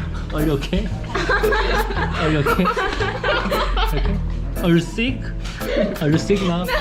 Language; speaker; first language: English; non-native, learner; Korean